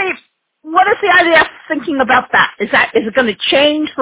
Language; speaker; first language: English; native; English